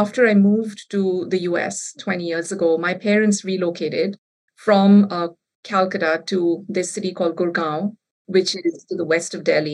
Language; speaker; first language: English; non-native, local second language; Bangla